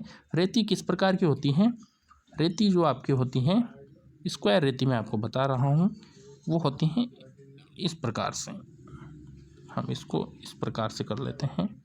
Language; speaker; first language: Hindi; native; Hindi